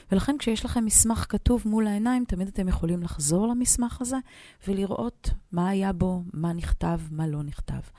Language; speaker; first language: Hebrew; native; Hebrew